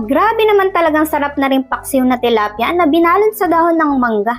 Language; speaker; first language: Filipino; non-native, local second language; Iloko